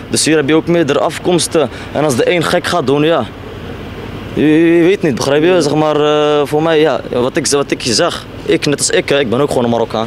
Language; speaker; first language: Dutch; early bilingual, other home language; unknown